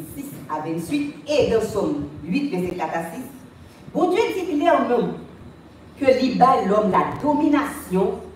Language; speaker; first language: French; native; French